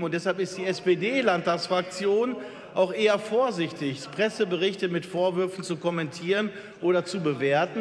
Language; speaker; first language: German; native; German